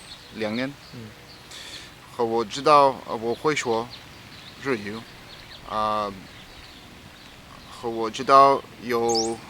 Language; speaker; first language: Chinese; non-native, learner; English